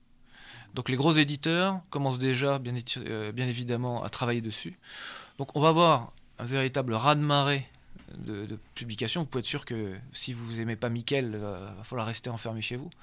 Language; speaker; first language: French; native; French